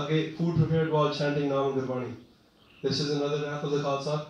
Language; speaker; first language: English; early bilingual, other home language; Punjabi